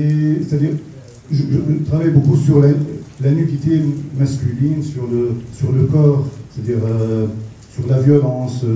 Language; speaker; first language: French; non-native, local second language; Arabic